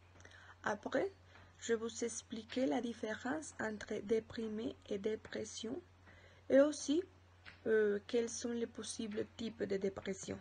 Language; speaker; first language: French; non-native, learner; Spanish